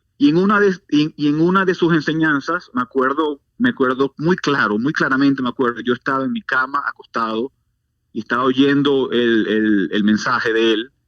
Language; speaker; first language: Spanish; native; Spanish